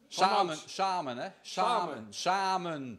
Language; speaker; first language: Dutch; native; Dutch